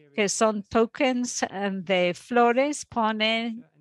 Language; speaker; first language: Spanish; non-native, fluent; Dutch